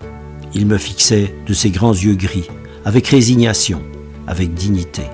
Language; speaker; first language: French; native; French